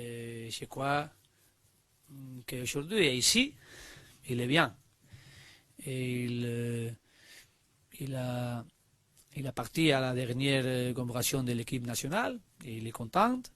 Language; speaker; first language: French; non-native, learner; Spanish